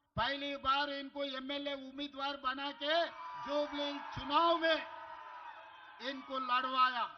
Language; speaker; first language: Hindi; non-native, local second language; Telugu